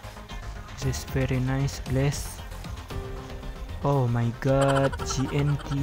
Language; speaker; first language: English; non-native, learner; Indonesian